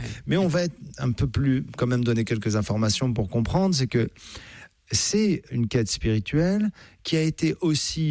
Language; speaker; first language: French; native; French